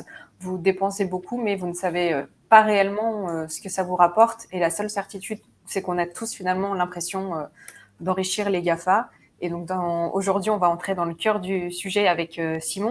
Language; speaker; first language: French; native; French